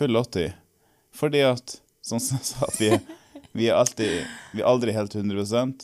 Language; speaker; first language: Norwegian; native; Norwegian